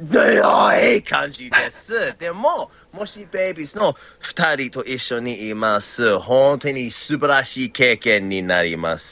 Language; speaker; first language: Japanese; non-native, learner; English